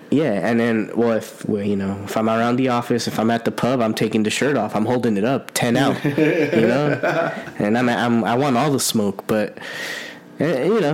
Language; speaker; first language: English; early bilingual, other home language; Spanish